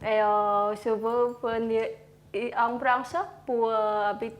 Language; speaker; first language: French; non-native, learner; Khmer